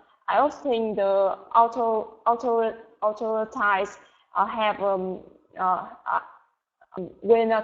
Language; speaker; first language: English; non-native, learner; Vietnamese